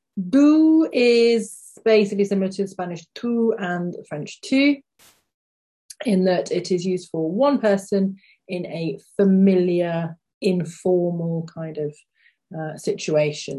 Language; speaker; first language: English; native; English